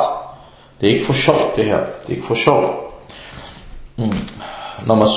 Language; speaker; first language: Danish; early bilingual, other home language; Arabic